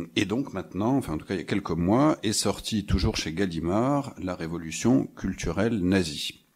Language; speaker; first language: French; native; French